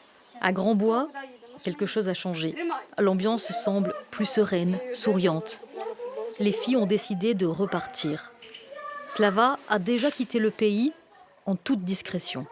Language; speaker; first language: French; native; French